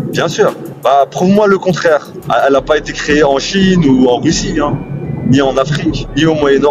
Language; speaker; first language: French; early bilingual, other home language; Turkish